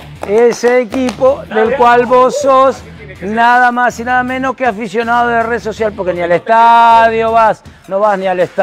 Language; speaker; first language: Spanish; native; Spanish